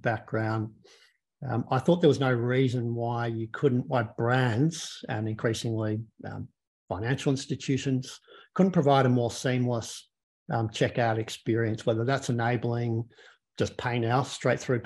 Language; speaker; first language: English; native; English